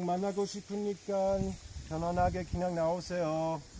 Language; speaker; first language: Korean; early bilingual, heritage; Korean